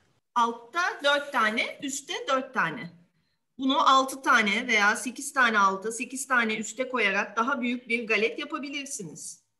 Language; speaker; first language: Turkish; native; Turkish